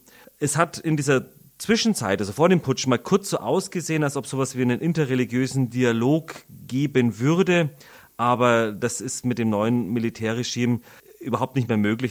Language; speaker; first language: German; native; German